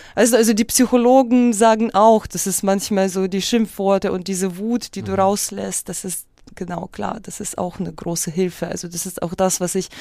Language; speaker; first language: German; non-native, fluent; Russian